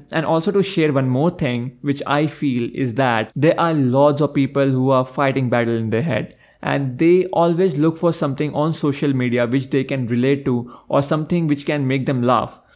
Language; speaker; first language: English; non-native, local second language; Hindi